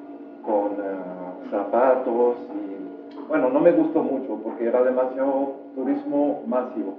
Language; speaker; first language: Spanish; non-native, fluent; French